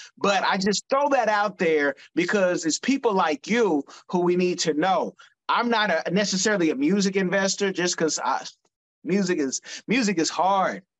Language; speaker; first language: English; native; English